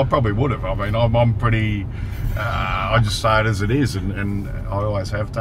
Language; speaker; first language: English; native; English